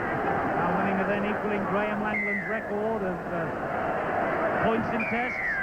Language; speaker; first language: English; native; English